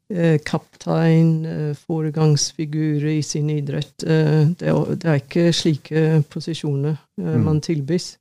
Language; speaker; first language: Norwegian; non-native, fluent; English